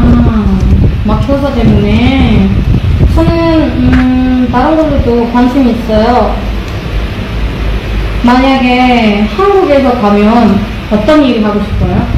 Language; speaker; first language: Korean; non-native, learner; Indonesian